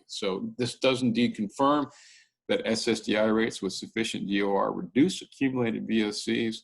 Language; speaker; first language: English; native; English